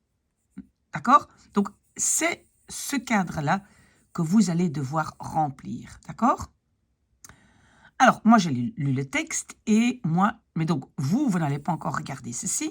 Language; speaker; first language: French; native; French